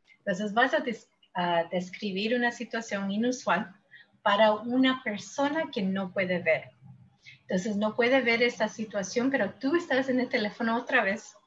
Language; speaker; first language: Spanish; non-native, fluent; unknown